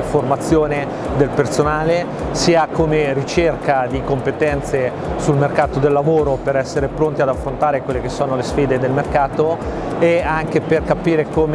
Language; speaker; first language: Italian; native; Italian